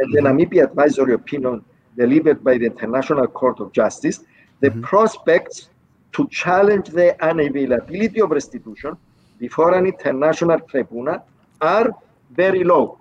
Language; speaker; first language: English; non-native, fluent; Greek